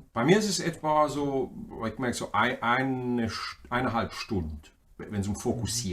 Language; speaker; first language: German; native; German